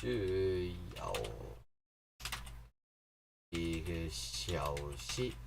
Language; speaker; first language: Chinese; non-native, learner; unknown